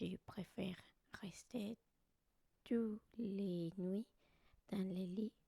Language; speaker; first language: French; non-native, learner; Spanish